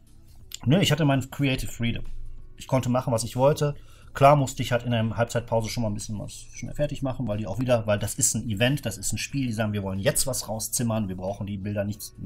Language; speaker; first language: German; native; German